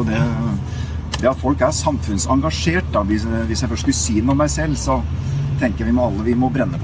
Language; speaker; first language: Norwegian; native; Norwegian